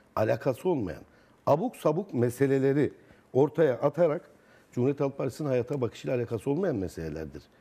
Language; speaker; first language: Turkish; native; Turkish